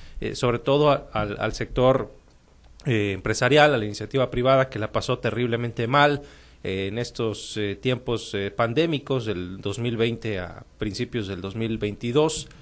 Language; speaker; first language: Spanish; native; Spanish